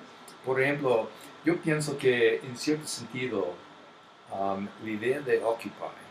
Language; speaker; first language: Spanish; non-native, fluent; English